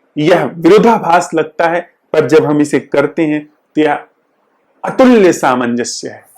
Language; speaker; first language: Hindi; native; Hindi